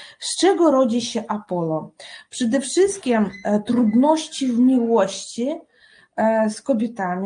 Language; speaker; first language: Polish; non-native, fluent; Russian